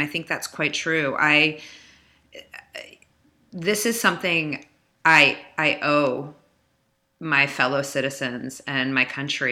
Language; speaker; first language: English; native; English